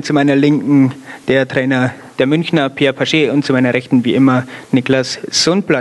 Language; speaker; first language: German; native; German